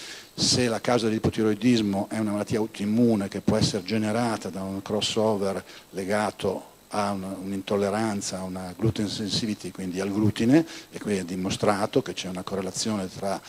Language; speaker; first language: Italian; native; Italian